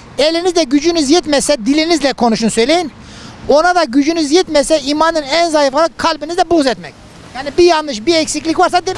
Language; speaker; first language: Turkish; native; Turkish